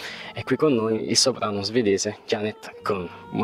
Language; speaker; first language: Italian; native; Italian